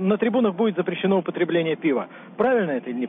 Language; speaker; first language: Russian; native; Russian